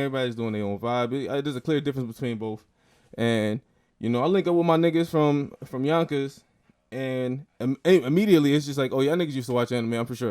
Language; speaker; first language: English; native; English